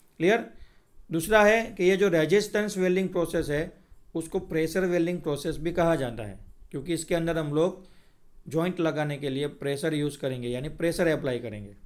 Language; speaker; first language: Hindi; non-native, local second language; Gujarati